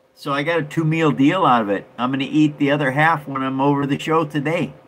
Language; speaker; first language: English; native; English